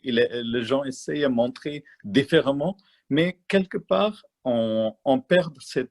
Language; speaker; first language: French; non-native, learner; Malayalam